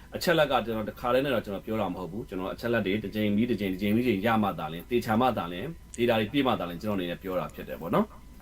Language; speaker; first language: Burmese; native; Burmese